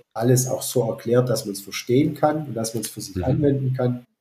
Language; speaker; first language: German; native; German